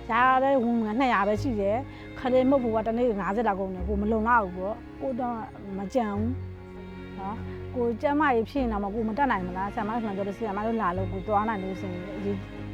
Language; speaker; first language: Burmese; native; Burmese